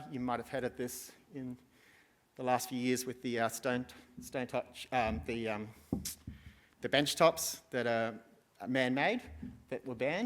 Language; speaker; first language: English; native; English